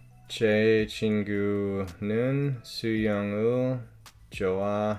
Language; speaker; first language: Korean; non-native, learner; English